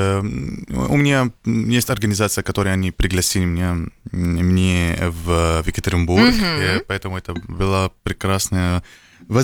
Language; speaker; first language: Russian; non-native, learner; Arabic